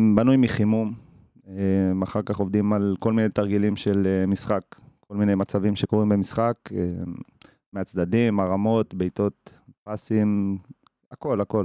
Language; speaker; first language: Hebrew; early bilingual, other home language; English